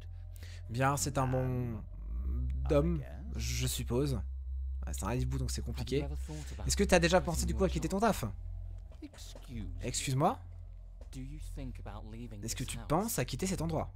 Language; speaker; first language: French; native; French